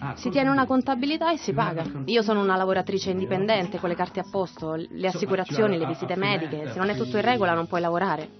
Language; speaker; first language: Italian; non-native, fluent; Russian